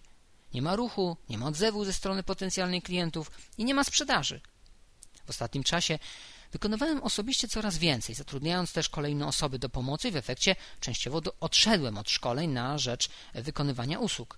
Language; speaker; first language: Polish; native; Polish